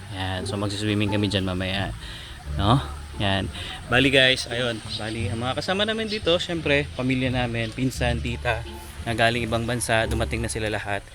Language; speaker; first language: Filipino; native; Filipino